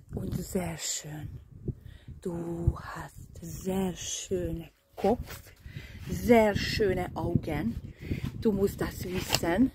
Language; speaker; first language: German; non-native, learner; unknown